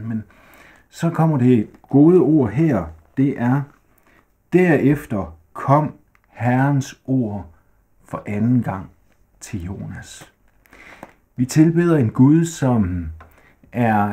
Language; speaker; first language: Danish; native; Danish